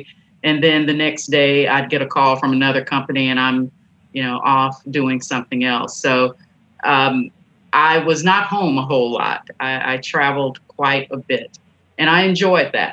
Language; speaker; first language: English; native; English